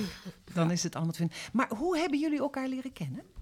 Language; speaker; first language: Dutch; native; Dutch